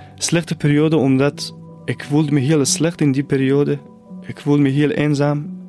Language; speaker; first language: Dutch; non-native, fluent; Persian